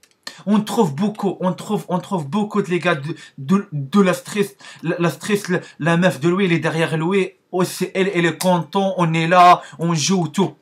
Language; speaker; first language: French; non-native, learner; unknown